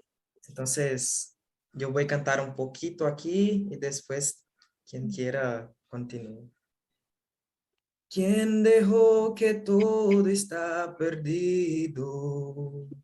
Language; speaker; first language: Spanish; non-native, learner; Portuguese